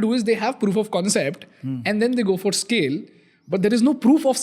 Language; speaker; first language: English; non-native, local second language; Hindi